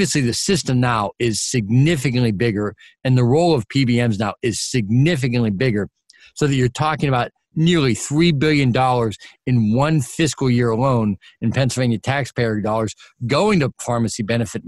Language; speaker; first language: English; native; English